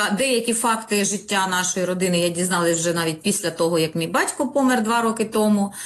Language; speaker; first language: Ukrainian; non-native, local second language; Russian